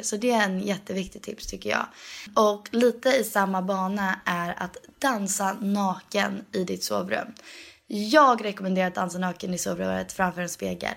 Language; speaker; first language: Swedish; early bilingual, heritage; Swedish